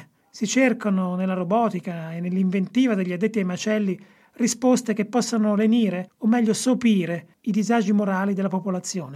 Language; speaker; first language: Italian; native; Italian